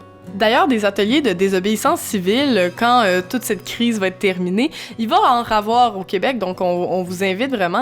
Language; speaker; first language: French; native; French